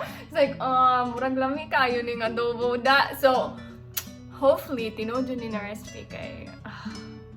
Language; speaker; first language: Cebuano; non-native, local second language; English